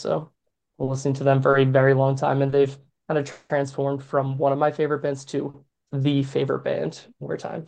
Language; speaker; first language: English; native; English